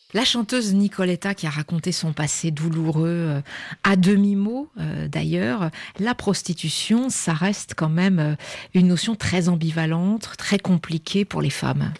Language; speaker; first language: French; native; French